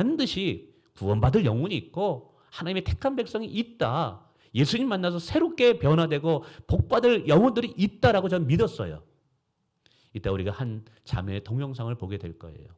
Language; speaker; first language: Korean; native; Korean